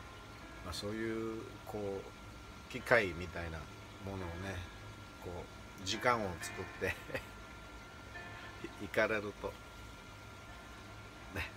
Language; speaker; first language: Japanese; native; Japanese